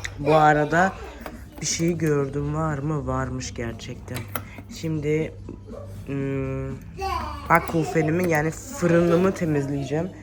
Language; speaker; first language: Turkish; early bilingual, heritage; Turkish